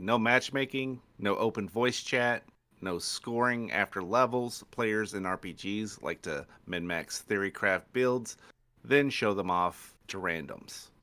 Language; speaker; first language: English; native; English